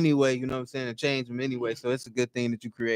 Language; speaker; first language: English; native; English